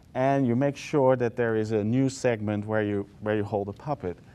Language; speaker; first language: English; non-native, fluent; Dutch